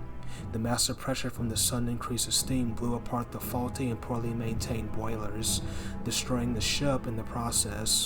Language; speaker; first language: English; native; English